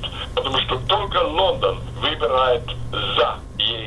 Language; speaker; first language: Russian; non-native, fluent; English